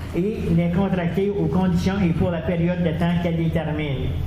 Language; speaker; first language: French; native; French